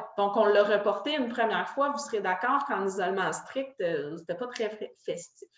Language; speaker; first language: French; native; French